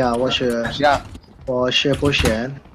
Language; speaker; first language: Chinese; non-native, learner; Korean